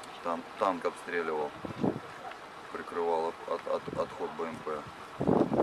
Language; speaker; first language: Russian; native; Russian